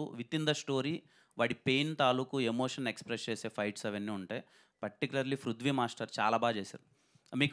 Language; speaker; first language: Telugu; native; Telugu